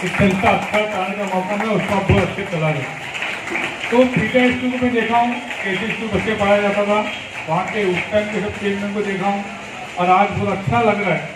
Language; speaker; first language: Hindi; non-native, local second language; Telugu